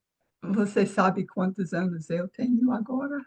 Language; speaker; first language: Portuguese; non-native, fluent; English